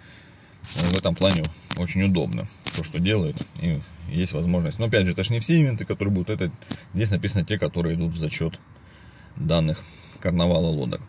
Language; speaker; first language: Russian; native; Russian